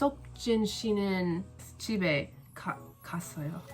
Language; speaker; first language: Korean; non-native, learner; English